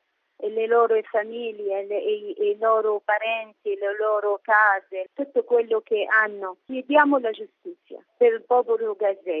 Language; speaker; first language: Italian; non-native, learner; Arabic